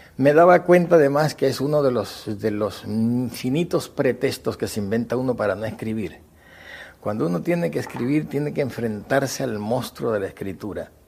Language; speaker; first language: Spanish; native; Spanish